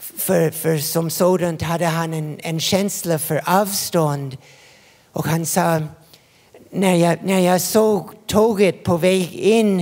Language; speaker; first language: Swedish; non-native, fluent; English